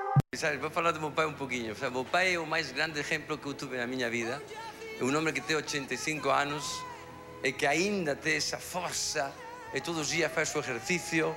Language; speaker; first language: Portuguese; non-native, fluent; Spanish